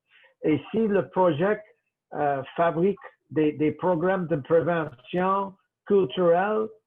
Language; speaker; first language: French; non-native, local second language; English